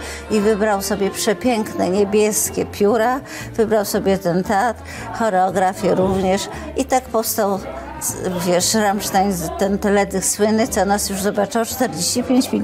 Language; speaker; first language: Polish; native; Polish